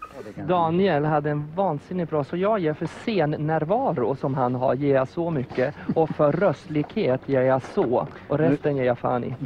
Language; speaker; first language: Swedish; native; Swedish